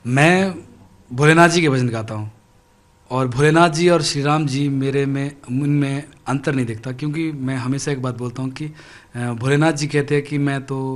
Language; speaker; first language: Hindi; native; Hindi